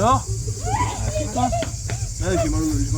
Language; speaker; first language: French; native; French